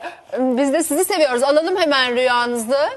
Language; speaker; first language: Turkish; native; Turkish